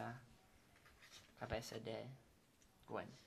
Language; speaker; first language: Spanish; non-native, learner; English